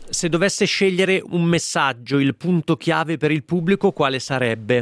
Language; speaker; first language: Italian; native; Italian